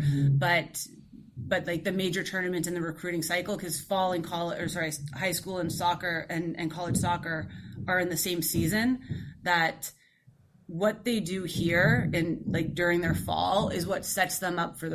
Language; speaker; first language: English; native; English